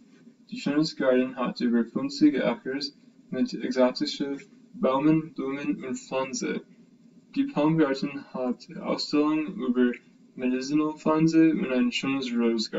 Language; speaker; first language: German; non-native, learner; English